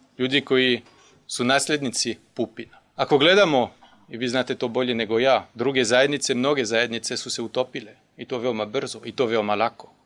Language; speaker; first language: Serbian; non-native, fluent; French